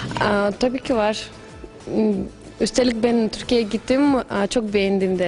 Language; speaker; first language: Turkish; non-native, learner; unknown